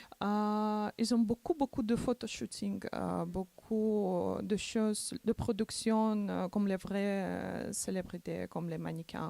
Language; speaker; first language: French; non-native, learner; Macedonian